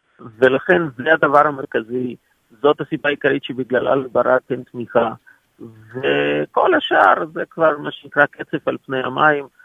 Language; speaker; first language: Hebrew; non-native, fluent; Russian